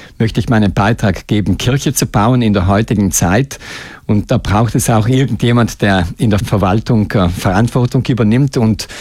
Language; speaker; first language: German; non-native, local second language; Ladin